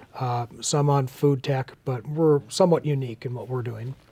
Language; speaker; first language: English; native; English